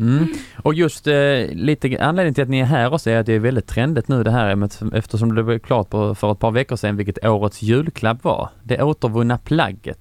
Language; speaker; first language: Swedish; native; Swedish